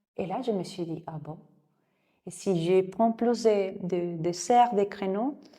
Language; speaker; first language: French; non-native, fluent; Spanish